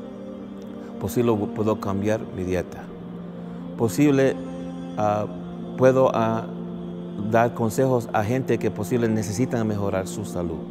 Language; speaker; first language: Spanish; non-native, fluent; English